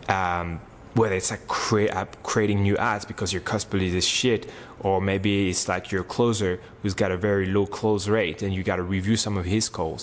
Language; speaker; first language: English; non-native, fluent; French